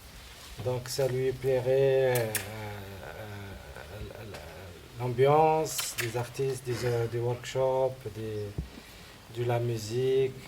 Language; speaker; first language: French; non-native, local second language; Arabic